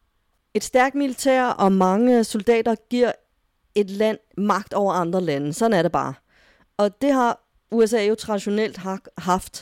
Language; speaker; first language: Danish; native; Danish